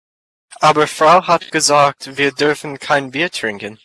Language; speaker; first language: German; non-native, learner; English